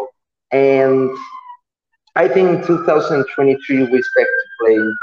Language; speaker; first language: English; non-native, learner; Spanish